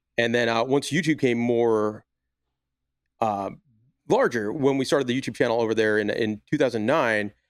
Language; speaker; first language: English; native; English